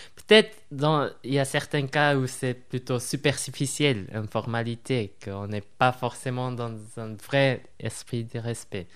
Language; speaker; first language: French; non-native, fluent; Japanese